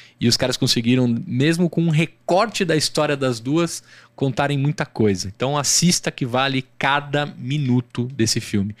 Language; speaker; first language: Portuguese; native; Portuguese